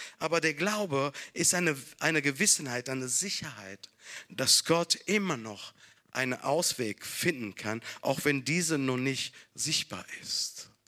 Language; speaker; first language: German; non-native, fluent; Italian